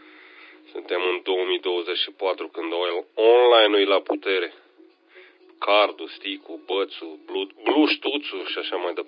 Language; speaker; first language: Romanian; native; Romanian